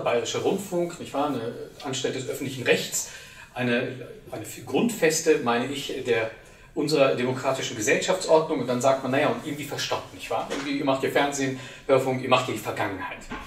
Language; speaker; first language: German; native; German